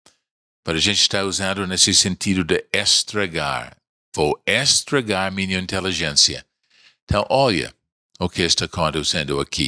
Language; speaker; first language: Portuguese; non-native, fluent; English